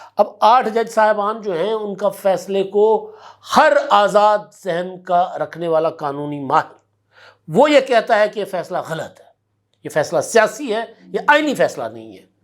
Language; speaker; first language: Urdu; non-native, local second language; Sindhi